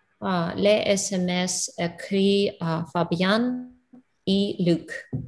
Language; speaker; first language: French; non-native, learner; English